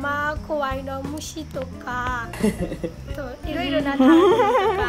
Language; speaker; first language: Japanese; non-native, learner; Burmese